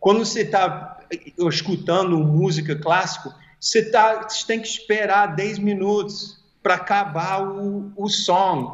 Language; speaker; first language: Portuguese; early bilingual, heritage; English